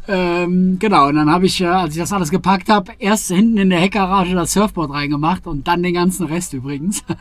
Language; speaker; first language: German; native; German